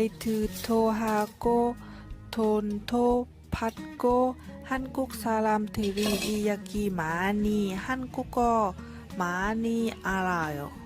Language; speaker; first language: Korean; non-native, learner; Vietnamese